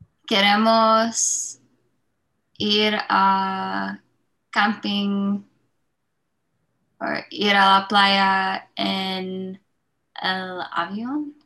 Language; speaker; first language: Spanish; non-native, learner; English